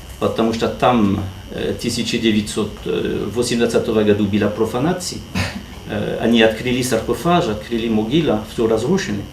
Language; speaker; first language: Russian; non-native, learner; French